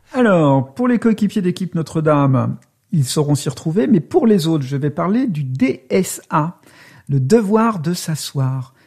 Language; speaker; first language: French; native; French